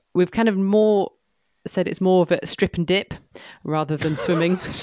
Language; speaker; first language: English; native; English